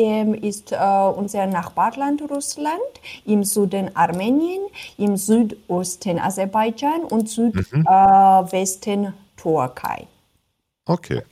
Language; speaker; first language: German; non-native, fluent; Georgian